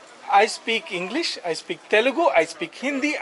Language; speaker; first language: English; non-native, local second language; Telugu